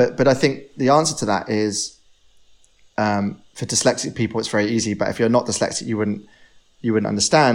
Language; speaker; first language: English; native; English